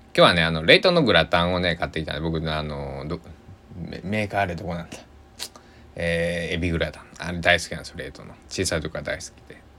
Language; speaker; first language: Japanese; native; Japanese